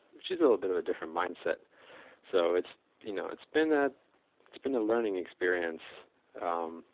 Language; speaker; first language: English; non-native, fluent; Czech